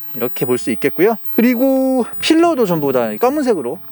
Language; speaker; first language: Korean; native; Korean